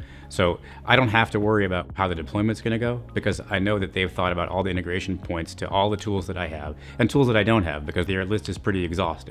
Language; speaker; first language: English; native; English